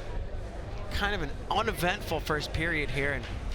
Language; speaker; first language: English; native; English